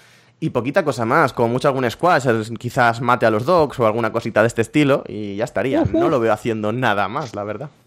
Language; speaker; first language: Spanish; native; Spanish